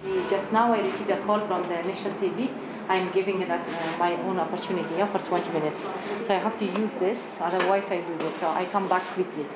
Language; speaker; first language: English; non-native, fluent; Persian